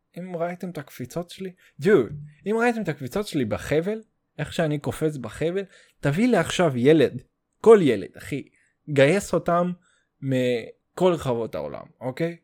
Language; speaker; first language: Hebrew; native; Hebrew